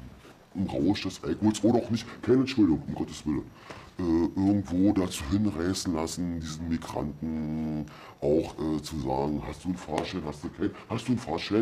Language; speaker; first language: German; native; German